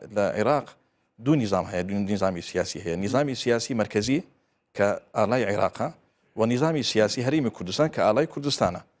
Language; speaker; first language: Central Kurdish; non-native, local second language; Turkish